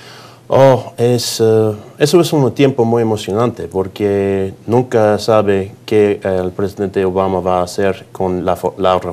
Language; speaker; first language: Spanish; non-native, learner; English